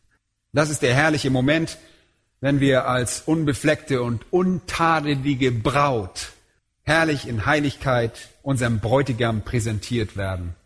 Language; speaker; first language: German; native; German